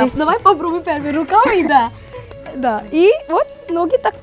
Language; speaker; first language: Russian; non-native, learner; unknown